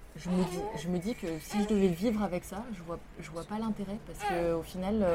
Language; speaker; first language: French; native; French